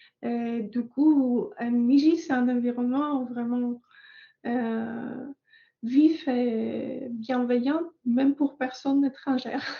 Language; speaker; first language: French; non-native, fluent; Greek